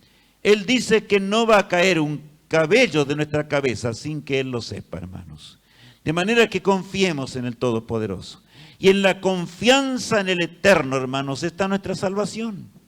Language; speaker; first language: Spanish; native; Spanish